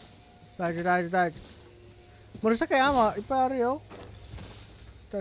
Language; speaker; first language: Japanese; non-native, learner; English